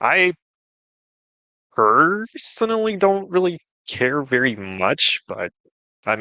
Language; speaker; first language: English; native; English